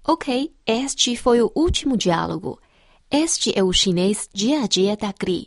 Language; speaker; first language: Portuguese; non-native, fluent; Chinese